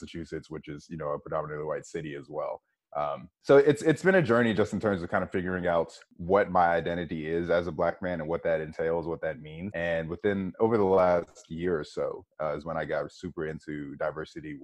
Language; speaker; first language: English; native; English